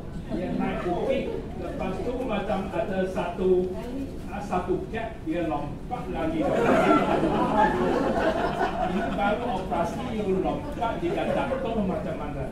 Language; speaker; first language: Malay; non-native, local second language; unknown